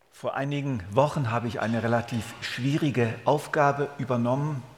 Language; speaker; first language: German; native; German